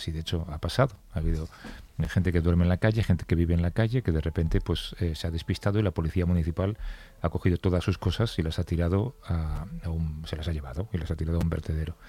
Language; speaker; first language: Spanish; native; Spanish